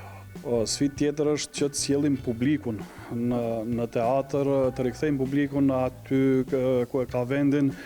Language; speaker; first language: Albanian; native; Albanian